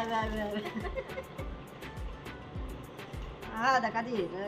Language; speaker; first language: Arabic; non-native, learner; Bangla